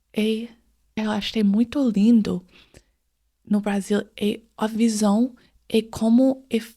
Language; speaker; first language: Portuguese; non-native, fluent; English